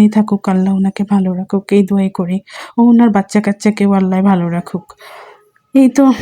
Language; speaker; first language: Bangla; non-native, local second language; Sylheti